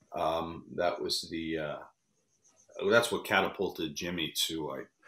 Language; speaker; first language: English; native; English